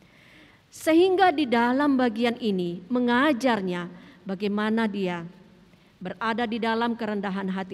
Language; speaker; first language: Indonesian; native; Indonesian